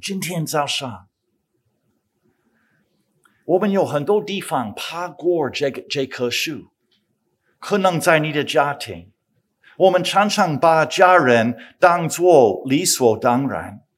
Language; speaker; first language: Chinese; non-native, fluent; English